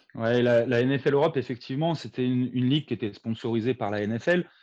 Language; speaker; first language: French; native; French